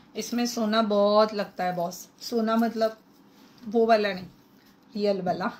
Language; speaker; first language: Hindi; non-native, local second language; Marathi